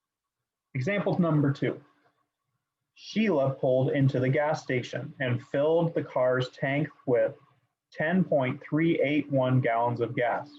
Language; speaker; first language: English; native; English